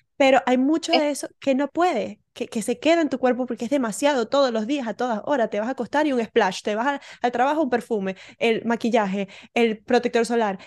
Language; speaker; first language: Spanish; native; Spanish